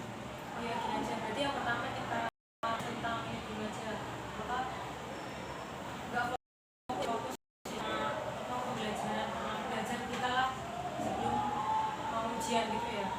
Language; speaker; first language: Indonesian; native; Indonesian